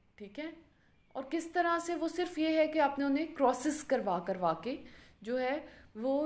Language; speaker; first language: Urdu; non-native, local second language; Punjabi